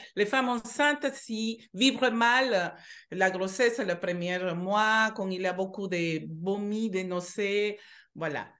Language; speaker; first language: French; non-native, fluent; Spanish